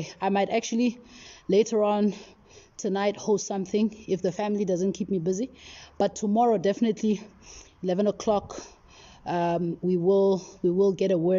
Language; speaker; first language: English; non-native, local second language; Northern Sotho